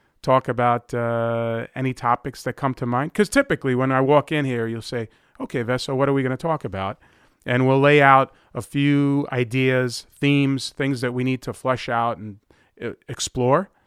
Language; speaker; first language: English; native; English